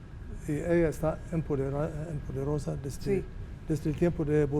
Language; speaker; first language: Spanish; non-native, fluent; Arabic